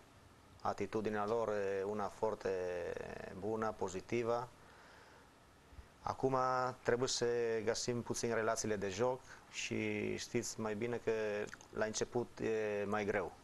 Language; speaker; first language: Romanian; non-native, fluent; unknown